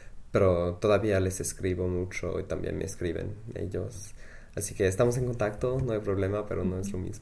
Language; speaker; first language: Spanish; non-native, fluent; English